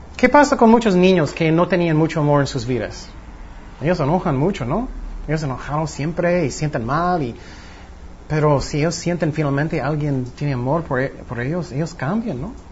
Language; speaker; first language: Spanish; non-native, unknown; English